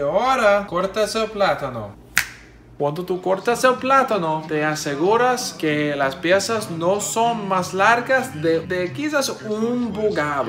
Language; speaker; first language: Spanish; non-native, learner; English